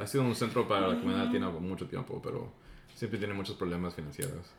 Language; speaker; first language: Spanish; early bilingual, other home language; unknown